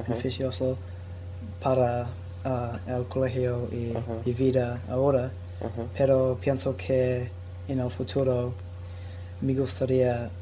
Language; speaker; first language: Spanish; non-native, learner; English